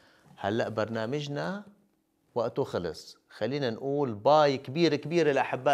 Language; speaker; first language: Arabic; native; Arabic